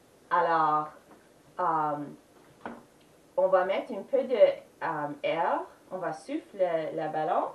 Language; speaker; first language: French; non-native, learner; English